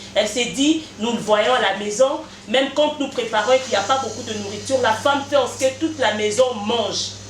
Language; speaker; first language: French; non-native, local second language; Lingala